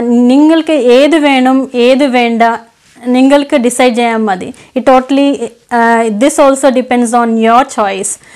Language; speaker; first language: Malayalam; non-native, local second language; Telugu